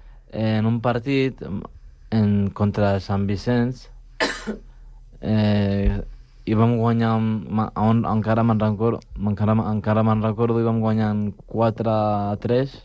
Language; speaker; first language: Catalan; non-native, local second language; Spanish